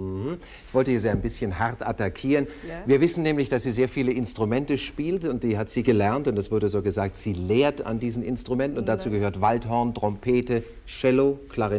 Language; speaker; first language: German; native; German